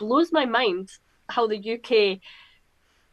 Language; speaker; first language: English; native; English